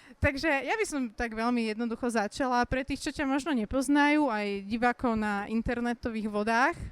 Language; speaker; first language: Slovak; native; Slovak